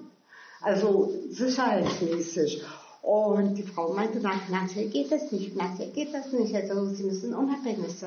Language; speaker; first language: German; early bilingual, other home language; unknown